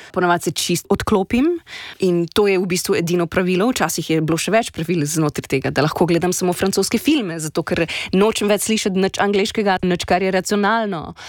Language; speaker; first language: Slovenian; native; Slovenian